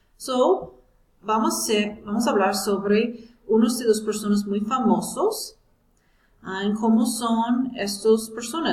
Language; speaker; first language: Spanish; non-native, fluent; English